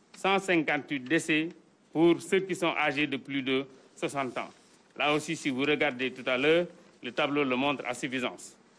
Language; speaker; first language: French; non-native, local second language; Wolof